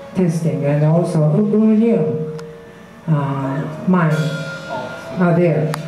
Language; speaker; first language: English; non-native, learner; Japanese